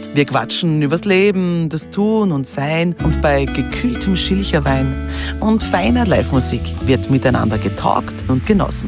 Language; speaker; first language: German; native; German